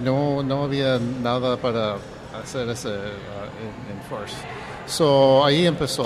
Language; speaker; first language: Spanish; early bilingual, heritage; Spanish